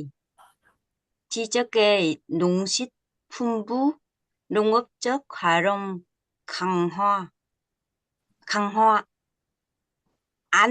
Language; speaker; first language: Korean; non-native, learner; Vietnamese